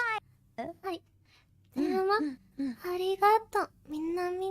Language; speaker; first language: Japanese; non-native, learner; German